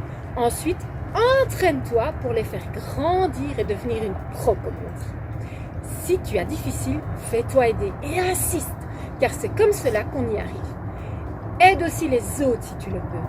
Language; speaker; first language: French; native; French